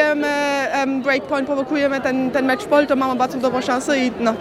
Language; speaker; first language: Polish; early bilingual, heritage; Polish